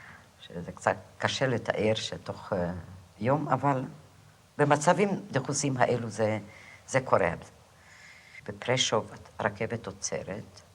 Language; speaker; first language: Hebrew; non-native, fluent; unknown